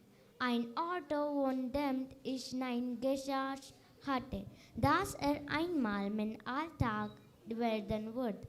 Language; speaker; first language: German; non-native, learner; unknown